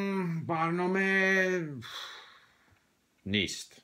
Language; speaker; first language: Persian; non-native, learner; English